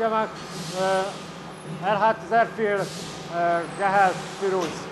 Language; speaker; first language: German; non-native, learner; Hungarian